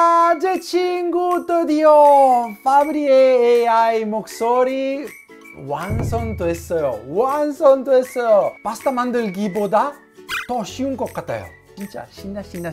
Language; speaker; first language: Korean; non-native, learner; Italian